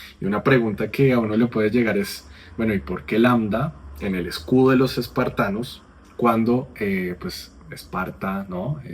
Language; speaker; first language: Spanish; native; Spanish